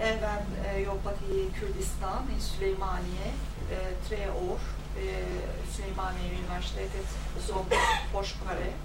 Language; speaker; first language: Swedish; non-native, fluent; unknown